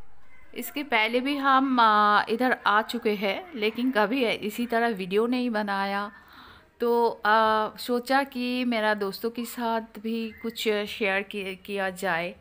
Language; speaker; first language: Hindi; non-native, local second language; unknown